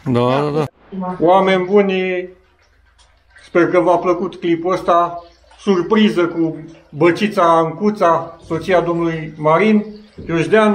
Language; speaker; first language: Romanian; native; Romanian